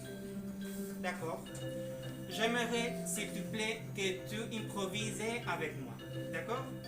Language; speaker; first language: French; non-native, learner; Spanish